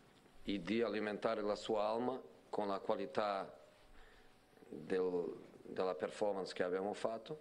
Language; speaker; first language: Italian; non-native, fluent; Portuguese